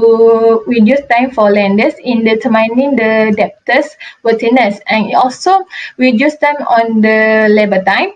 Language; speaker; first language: English; non-native, local second language; Malay